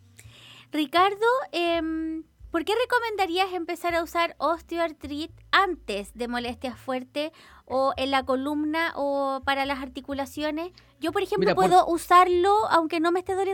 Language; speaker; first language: Spanish; native; Spanish